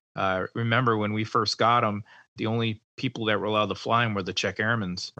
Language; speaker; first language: English; native; English